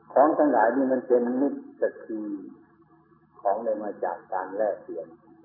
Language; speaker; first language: Thai; native; Thai